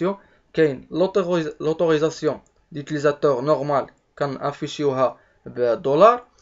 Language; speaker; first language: Arabic; native; Arabic